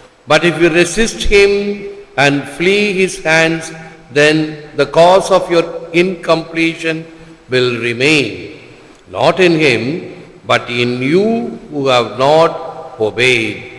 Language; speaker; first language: English; non-native, local second language; Tamil